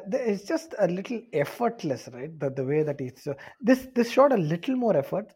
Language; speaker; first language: English; non-native, local second language; Tamil